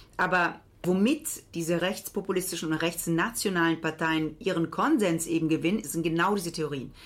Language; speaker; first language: German; early bilingual, heritage; Italian